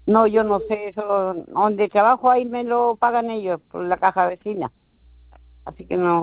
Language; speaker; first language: Spanish; native; Spanish